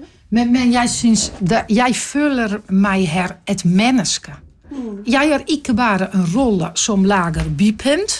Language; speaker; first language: Norwegian; non-native, fluent; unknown